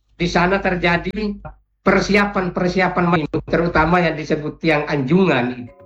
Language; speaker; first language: Indonesian; non-native, local second language; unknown